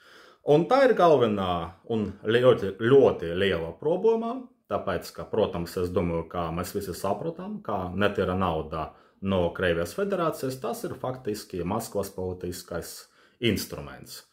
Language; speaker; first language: Latvian; non-native, fluent; Russian